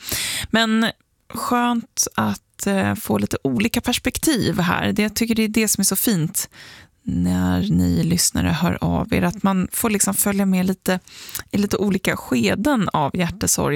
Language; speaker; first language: Swedish; native; Swedish